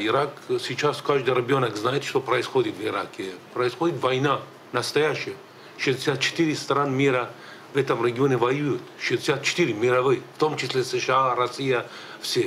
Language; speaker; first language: Russian; native; Russian